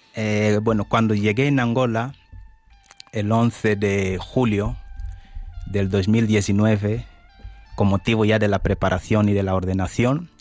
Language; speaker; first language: Spanish; non-native, fluent; Portuguese